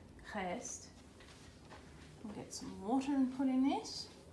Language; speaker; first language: English; native; English